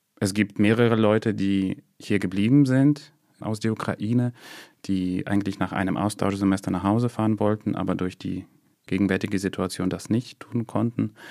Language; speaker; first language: German; non-native, fluent; Russian